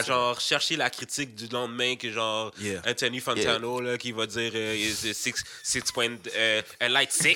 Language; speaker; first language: French; native; French